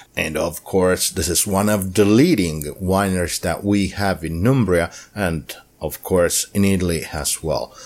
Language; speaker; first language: English; non-native, fluent; Italian